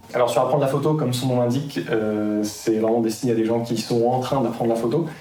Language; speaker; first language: French; native; French